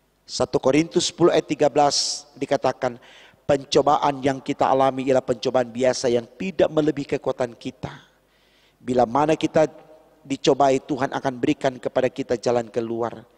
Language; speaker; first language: Indonesian; native; Indonesian